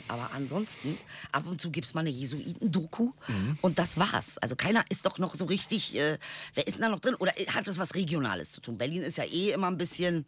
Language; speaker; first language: German; early bilingual, other home language; Turkish